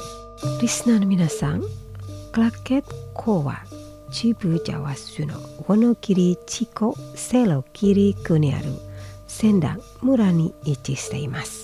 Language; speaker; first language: Japanese; non-native, fluent; Indonesian